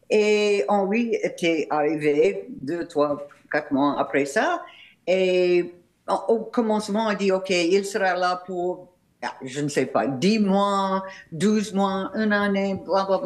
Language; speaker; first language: French; non-native, fluent; English